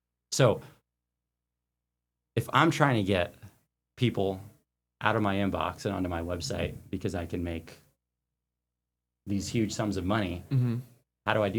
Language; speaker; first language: English; native; English